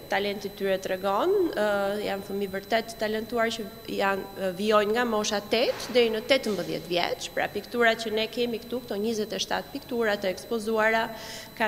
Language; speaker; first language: English; non-native, learner; Ukrainian